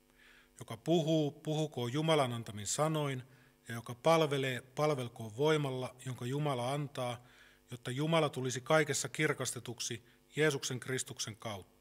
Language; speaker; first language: Finnish; native; Finnish